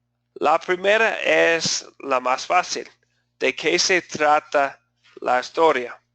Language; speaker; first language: Spanish; non-native, fluent; English